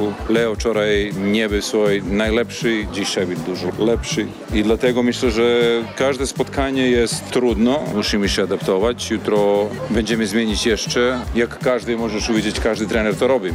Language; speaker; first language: Polish; non-native, learner; Serbian